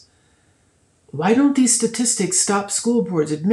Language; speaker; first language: English; native; English